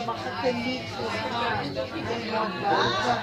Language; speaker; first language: Hebrew; non-native, learner; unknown